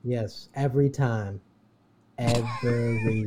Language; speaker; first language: English; native; English